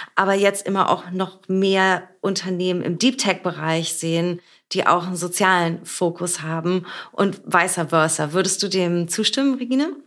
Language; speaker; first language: German; native; German